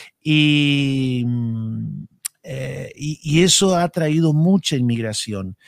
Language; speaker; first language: Spanish; native; Spanish